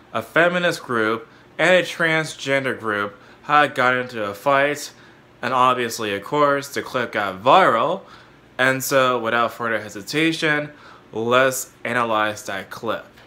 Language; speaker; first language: English; native; English